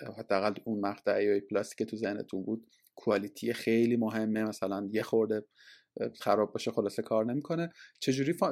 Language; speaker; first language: Persian; native; Persian